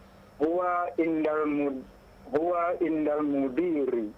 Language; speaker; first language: Arabic; non-native, learner; Indonesian